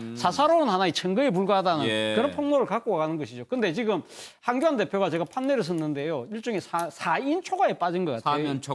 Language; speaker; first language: Korean; native; Korean